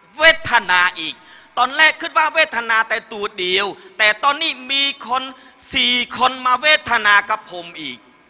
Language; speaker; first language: Thai; non-native, learner; Khmer